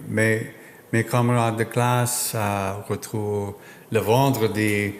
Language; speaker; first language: French; non-native, learner; English